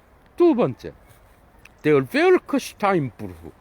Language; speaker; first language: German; non-native, fluent; Korean